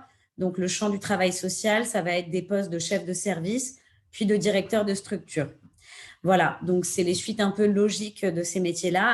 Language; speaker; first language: French; native; French